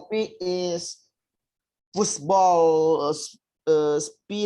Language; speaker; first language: English; non-native, learner; Indonesian